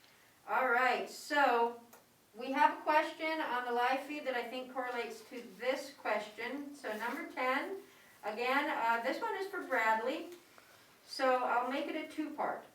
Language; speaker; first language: English; native; English